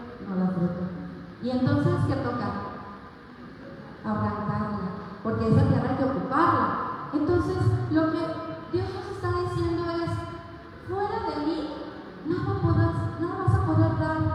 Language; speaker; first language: Spanish; native; Spanish